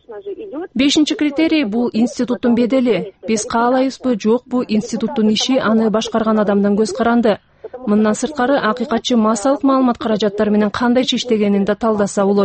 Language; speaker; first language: Kyrgyz; native; Kyrgyz